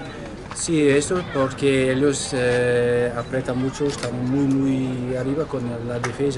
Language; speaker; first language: Spanish; non-native, learner; German